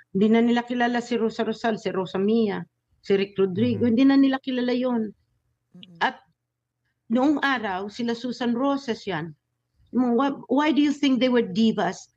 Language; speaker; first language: Filipino; native; Filipino